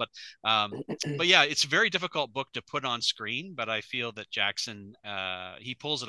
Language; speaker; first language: English; native; English